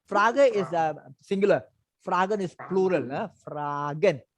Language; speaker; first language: German; non-native, learner; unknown